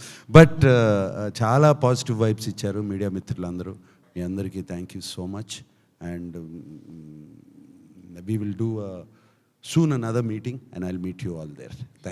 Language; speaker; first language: Telugu; native; Telugu